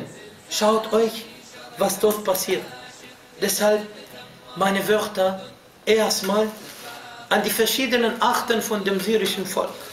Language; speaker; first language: German; non-native, fluent; Arabic